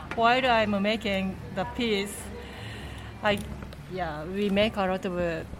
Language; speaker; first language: English; non-native, learner; Japanese